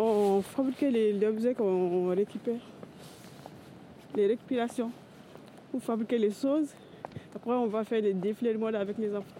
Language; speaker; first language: French; non-native, learner; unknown